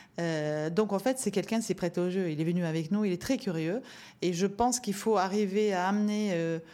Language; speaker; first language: French; non-native, fluent; Norwegian